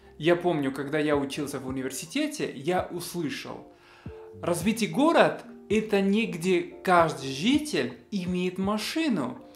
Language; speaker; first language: Russian; non-native, fluent; Spanish